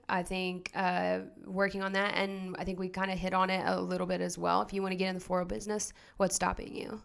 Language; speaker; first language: English; native; English